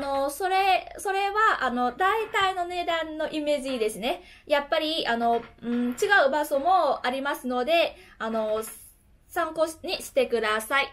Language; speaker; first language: Japanese; non-native, fluent; Vietnamese